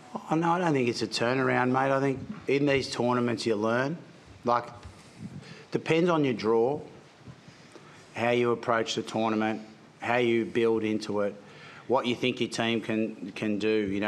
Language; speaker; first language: English; native; English